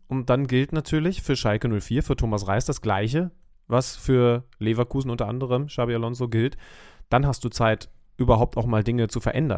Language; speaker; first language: German; native; German